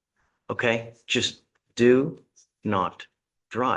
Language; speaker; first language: English; native; English